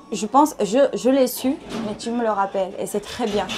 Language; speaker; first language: French; early bilingual, other home language; Thai